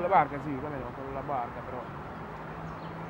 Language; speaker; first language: Italian; non-native, learner; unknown